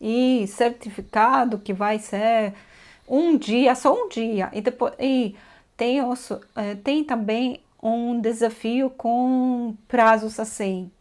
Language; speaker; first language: Portuguese; non-native, fluent; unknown